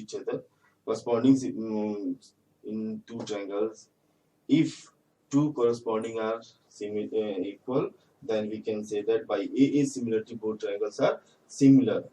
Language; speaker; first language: English; non-native, local second language; Hindi